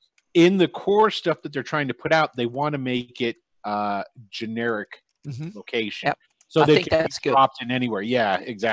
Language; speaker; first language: English; native; English